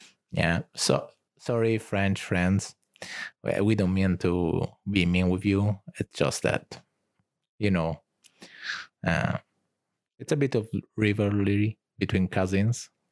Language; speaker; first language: English; non-native, fluent; Italian